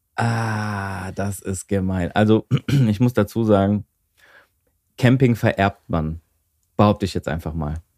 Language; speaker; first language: German; early bilingual, other home language; Greek